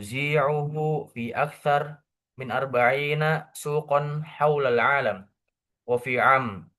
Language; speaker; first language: Arabic; non-native, learner; Indonesian